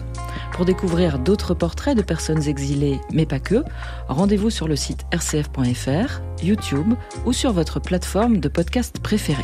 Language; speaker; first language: French; native; French